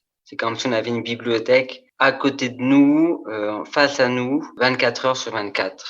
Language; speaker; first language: French; native; French